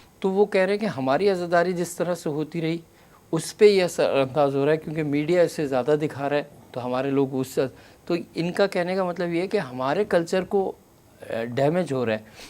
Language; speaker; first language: Urdu; native; Urdu